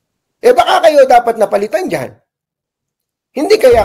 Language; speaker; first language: Filipino; native; Filipino